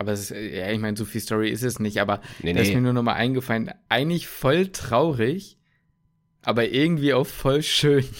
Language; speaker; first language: German; native; German